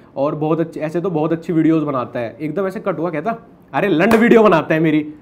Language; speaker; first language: Hindi; native; Hindi